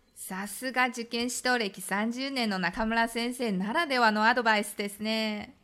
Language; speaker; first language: Japanese; non-native, fluent; Chinese